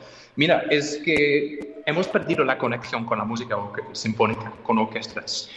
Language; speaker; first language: Spanish; non-native, fluent; English